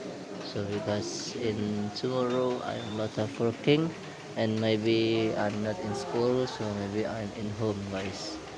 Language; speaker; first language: English; non-native, learner; Indonesian